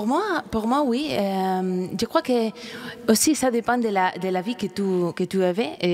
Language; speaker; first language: French; non-native, fluent; Spanish